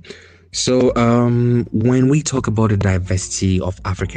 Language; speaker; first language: English; non-native, local second language; Ga